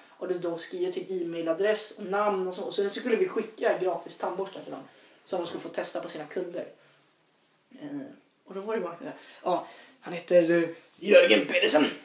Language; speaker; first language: Swedish; native; Swedish